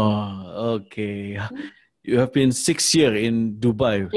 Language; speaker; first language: English; non-native, learner; Indonesian